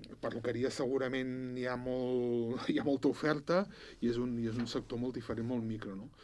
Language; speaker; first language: Catalan; native; Catalan